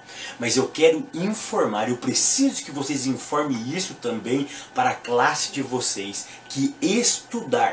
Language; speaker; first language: Portuguese; native; Portuguese